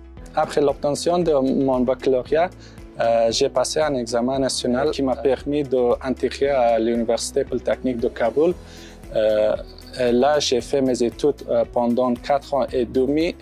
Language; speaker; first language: French; non-native, fluent; Persian